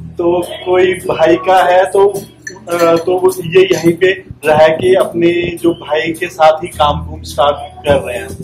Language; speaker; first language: Hindi; native; Hindi